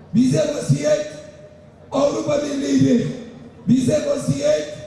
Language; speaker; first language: Turkish; native; Turkish